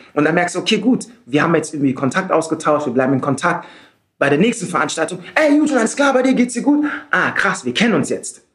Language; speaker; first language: German; native; German